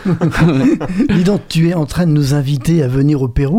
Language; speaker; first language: French; native; French